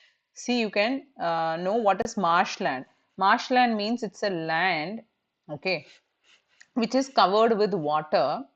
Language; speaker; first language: English; non-native, local second language; Tamil